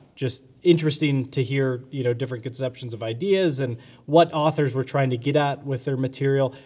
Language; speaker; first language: English; native; English